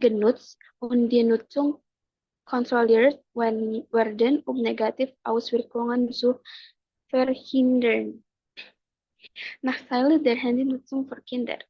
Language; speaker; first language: German; non-native, learner; Indonesian